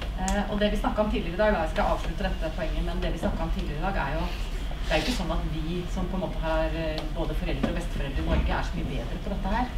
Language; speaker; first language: Norwegian; native; Norwegian